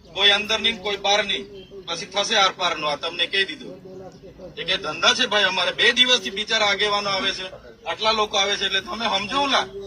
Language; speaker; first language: Gujarati; non-native, local second language; Vasavi